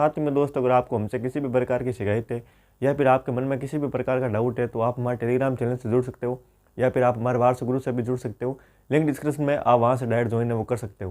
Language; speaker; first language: Hindi; non-native, local second language; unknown